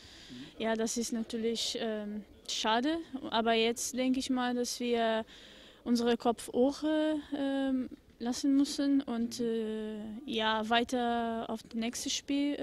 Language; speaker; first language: German; non-native, fluent; Portuguese